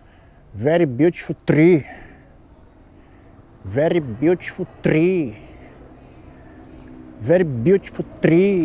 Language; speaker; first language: English; non-native, learner; Portuguese